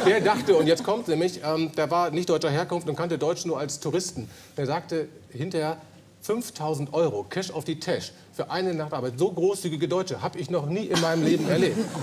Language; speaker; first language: German; native; German